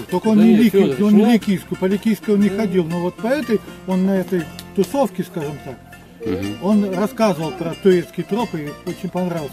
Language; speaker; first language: Russian; native; Russian